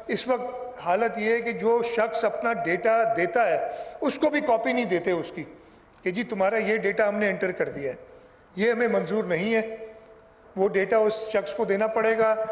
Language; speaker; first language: Urdu; non-native, local second language; Sindhi